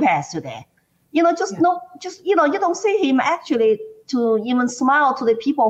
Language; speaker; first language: English; non-native, fluent; Chinese